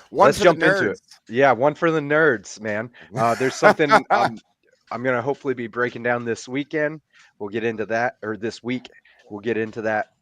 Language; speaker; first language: English; native; English